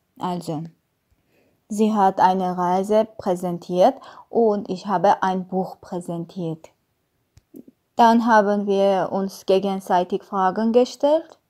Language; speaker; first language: German; non-native, learner; Armenian